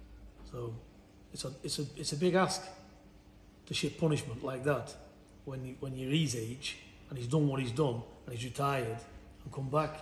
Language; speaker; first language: English; native; English